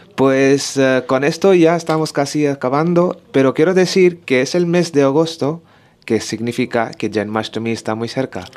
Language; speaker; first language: Spanish; non-native, learner; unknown